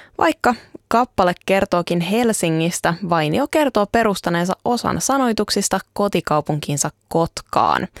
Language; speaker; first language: Finnish; native; Finnish